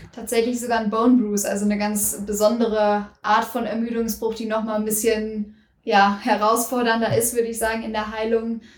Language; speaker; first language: German; native; German